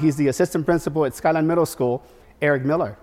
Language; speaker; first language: English; non-native, fluent; Spanish